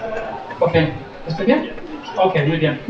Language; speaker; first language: Spanish; non-native, learner; English